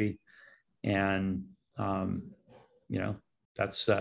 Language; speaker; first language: English; native; English